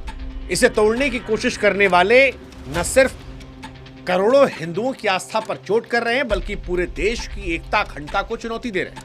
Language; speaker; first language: Hindi; native; Hindi